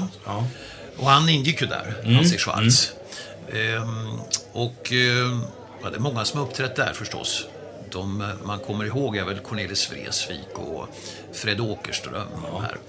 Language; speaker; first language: Swedish; native; Swedish